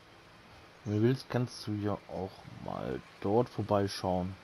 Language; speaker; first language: German; native; German